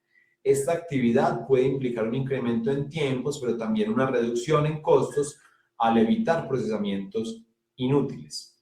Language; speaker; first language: Spanish; native; Spanish